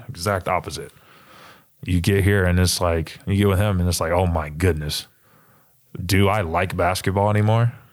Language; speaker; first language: English; native; English